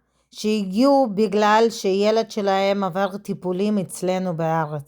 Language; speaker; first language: Hebrew; non-native, fluent; Russian